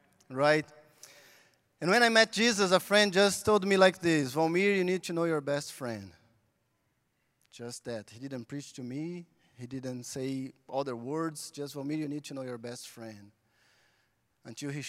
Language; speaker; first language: English; non-native, fluent; Portuguese